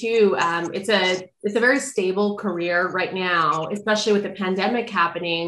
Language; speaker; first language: English; native; English